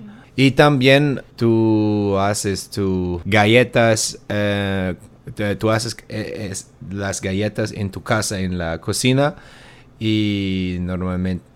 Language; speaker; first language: Spanish; non-native, learner; German